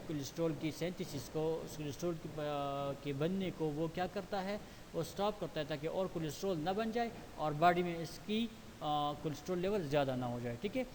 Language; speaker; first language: Urdu; non-native, local second language; Pashto